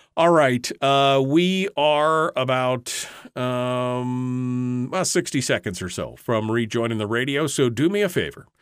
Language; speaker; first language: English; native; English